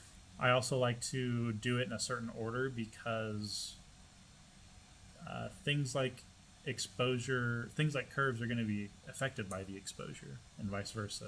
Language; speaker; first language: English; native; English